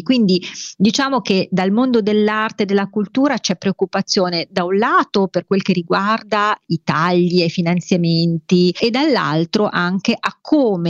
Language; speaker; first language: Italian; native; Italian